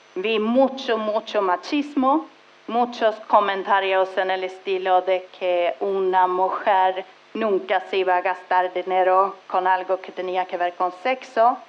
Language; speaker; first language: Spanish; non-native, fluent; Swedish